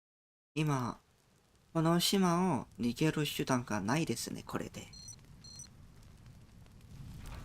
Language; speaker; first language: Japanese; non-native, learner; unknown